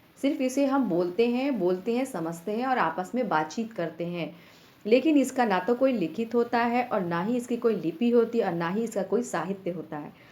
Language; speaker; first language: Hindi; native; Hindi